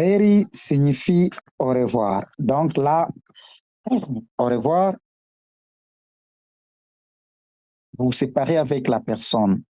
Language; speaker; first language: French; non-native, local second language; Swahili